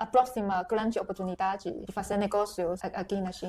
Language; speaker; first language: Portuguese; non-native, fluent; Chinese